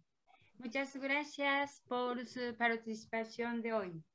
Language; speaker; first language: Spanish; non-native, learner; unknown